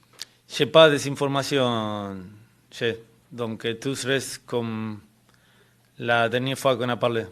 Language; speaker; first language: French; non-native, fluent; Spanish